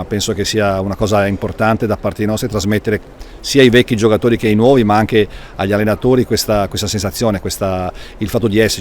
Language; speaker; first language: Italian; native; Italian